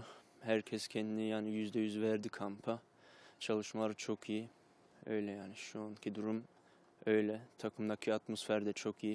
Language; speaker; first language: Turkish; early bilingual, heritage; Turkish